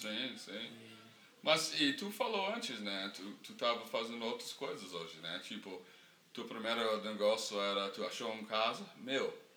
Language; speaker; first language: Portuguese; non-native, fluent; English